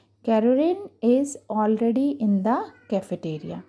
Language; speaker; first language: English; non-native, local second language; Hindi